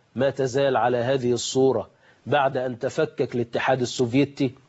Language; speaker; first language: Arabic; native; Arabic